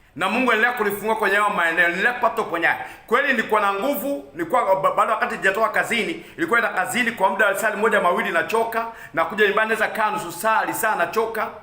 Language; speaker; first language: Swahili; non-native, local second language; Kikuyu